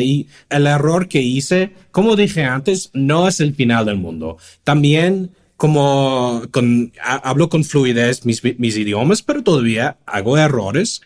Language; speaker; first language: Spanish; non-native, fluent; English